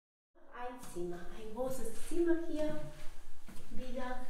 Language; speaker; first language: German; non-native, learner; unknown